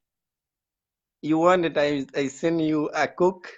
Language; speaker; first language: English; non-native, learner; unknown